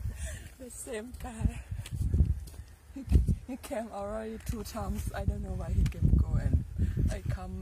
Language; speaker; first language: English; non-native, learner; Thai